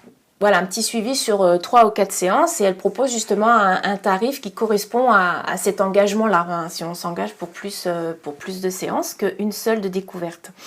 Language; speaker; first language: French; native; French